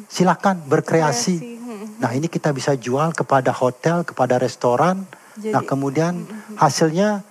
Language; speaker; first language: Indonesian; native; Indonesian